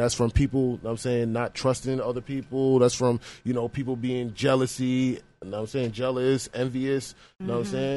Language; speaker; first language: English; native; English